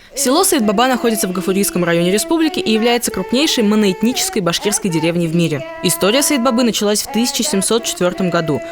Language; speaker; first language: Russian; native; Russian